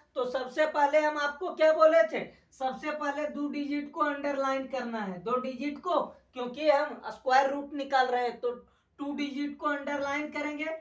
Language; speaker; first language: Hindi; native; Hindi